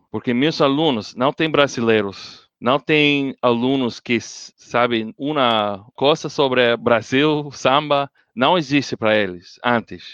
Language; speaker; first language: Portuguese; non-native, learner; English